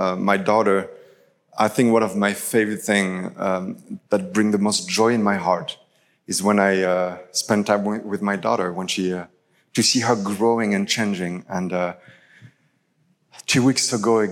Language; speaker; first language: English; non-native, fluent; French